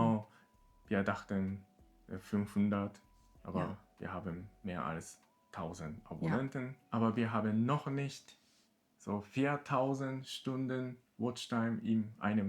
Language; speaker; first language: German; non-native, learner; Japanese